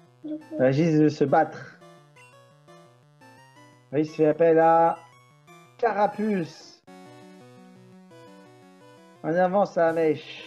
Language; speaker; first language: French; native; French